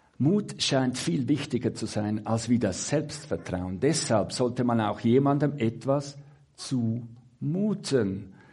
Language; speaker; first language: German; native; German